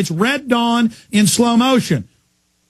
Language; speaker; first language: English; native; English